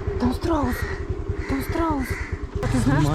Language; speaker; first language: Russian; native; Russian